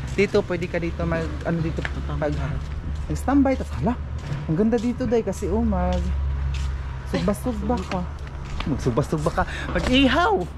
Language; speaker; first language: Filipino; non-native, local second language; Cebuano